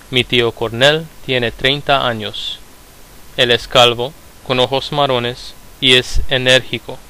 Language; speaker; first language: Spanish; non-native, fluent; Romanian